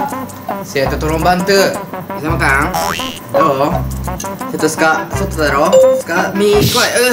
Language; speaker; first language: Indonesian; non-native, learner; Japanese